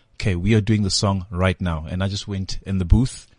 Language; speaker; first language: English; non-native, local second language; Zulu